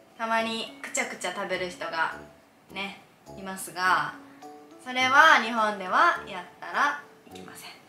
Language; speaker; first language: Japanese; native; Japanese